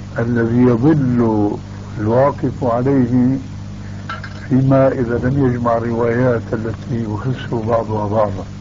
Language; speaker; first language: Arabic; early bilingual, other home language; Albanian